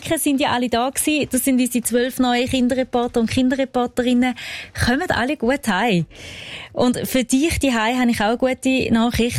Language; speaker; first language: German; native; German